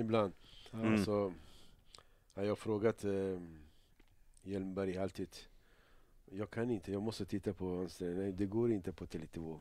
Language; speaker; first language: Swedish; non-native, learner; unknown